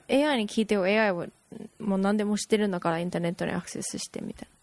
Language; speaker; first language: Japanese; early bilingual, heritage; Japanese